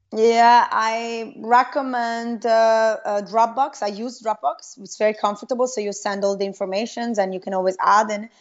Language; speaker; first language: English; non-native, fluent; Italian